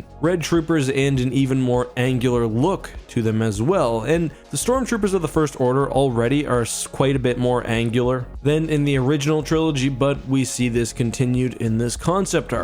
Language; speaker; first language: English; native; English